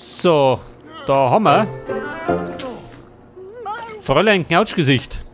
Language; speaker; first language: German; native; German